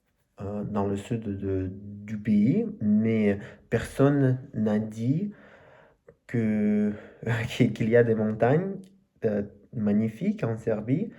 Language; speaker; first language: French; non-native, learner; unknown